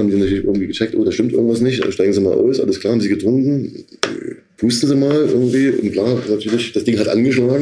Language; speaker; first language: German; native; German